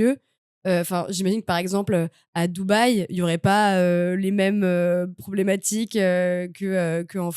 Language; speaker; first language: French; native; French